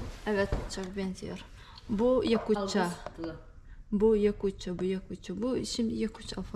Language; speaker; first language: Turkish; non-native, learner; Yakut